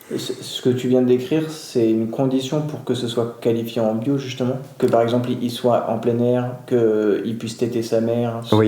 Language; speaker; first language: French; native; French